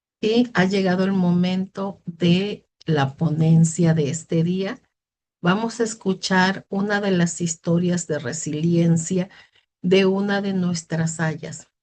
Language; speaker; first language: Spanish; native; Spanish